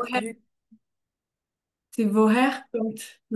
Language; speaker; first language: German; non-native, fluent; French